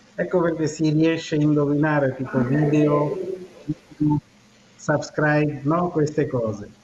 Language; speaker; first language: Italian; non-native, fluent; Bangla